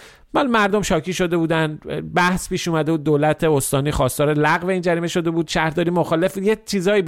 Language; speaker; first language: Persian; native; Persian